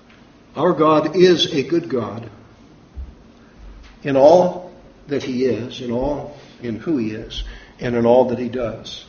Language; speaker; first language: English; native; English